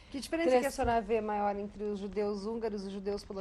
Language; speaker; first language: Portuguese; native; Portuguese